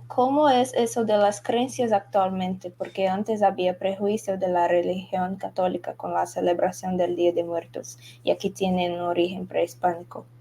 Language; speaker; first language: Spanish; non-native, learner; Portuguese